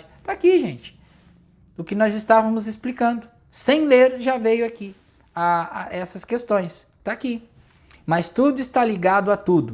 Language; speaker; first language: Portuguese; native; Portuguese